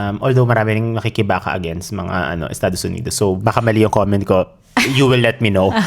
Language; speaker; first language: Filipino; native; Filipino